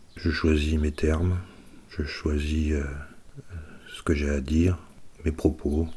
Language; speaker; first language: French; native; French